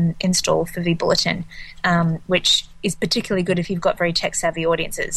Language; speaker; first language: English; native; English